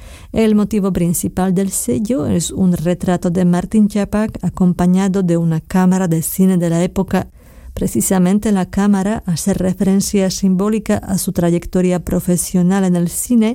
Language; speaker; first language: Spanish; non-native, fluent; Slovak